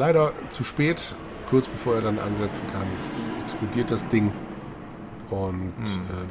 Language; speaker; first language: German; native; German